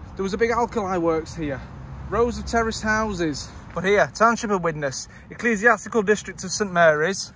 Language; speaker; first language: English; native; English